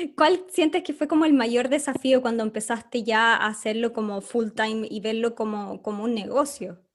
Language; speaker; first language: Spanish; native; Spanish